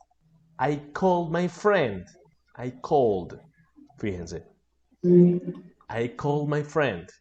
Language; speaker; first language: English; non-native, fluent; Spanish